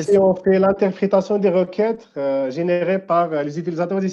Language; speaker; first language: French; non-native, local second language; Arabic